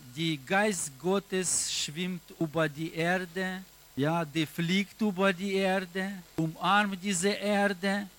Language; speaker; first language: German; non-native, learner; Russian